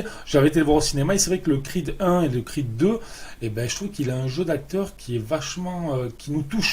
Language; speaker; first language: French; native; French